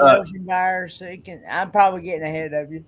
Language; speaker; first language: English; native; English